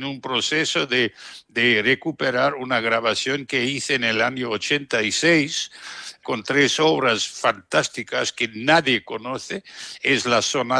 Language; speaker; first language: Spanish; non-native, fluent; German